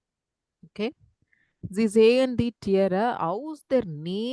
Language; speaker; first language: German; non-native, fluent; Tamil